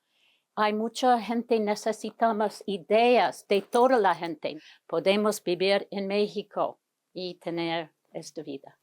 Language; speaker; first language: Spanish; non-native, learner; English